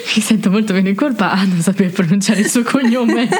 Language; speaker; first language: Italian; native; Italian